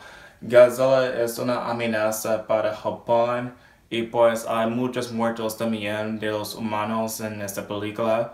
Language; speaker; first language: Spanish; non-native, learner; English